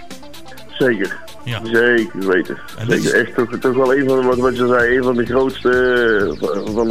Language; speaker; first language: Dutch; native; Dutch